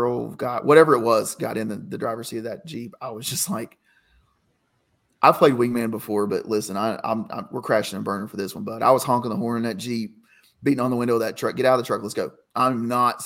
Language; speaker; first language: English; native; English